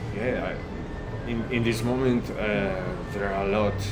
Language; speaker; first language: English; non-native, learner; Spanish